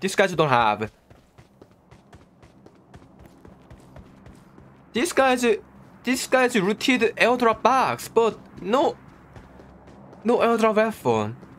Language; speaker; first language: English; non-native, learner; Korean